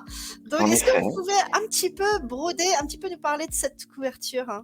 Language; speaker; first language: French; native; French